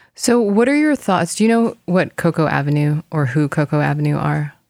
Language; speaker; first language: English; non-native, fluent; Korean